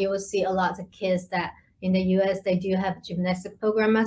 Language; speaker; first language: English; non-native, fluent; Chinese